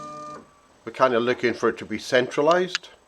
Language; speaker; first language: English; native; English